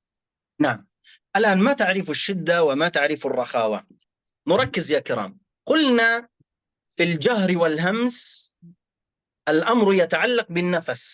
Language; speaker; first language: Arabic; native; Arabic